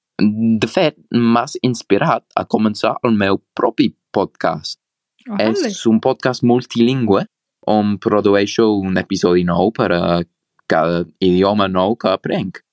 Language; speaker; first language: Catalan; non-native, learner; English